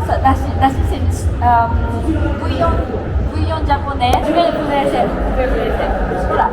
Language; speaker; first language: French; non-native, learner; Japanese